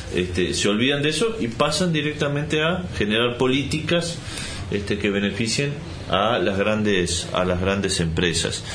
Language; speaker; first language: Spanish; native; Spanish